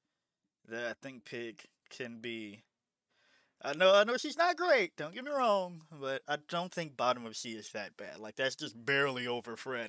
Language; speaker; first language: English; native; English